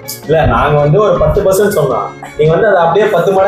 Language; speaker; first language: Tamil; native; Tamil